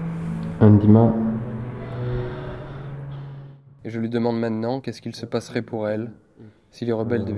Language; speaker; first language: French; native; French